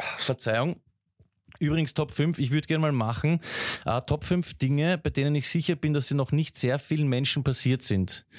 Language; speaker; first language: German; native; German